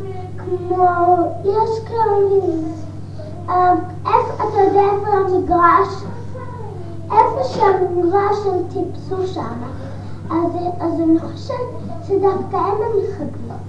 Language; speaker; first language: Hebrew; early bilingual, other home language; English